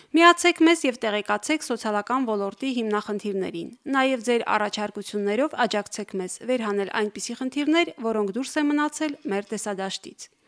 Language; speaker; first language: Armenian; native; Armenian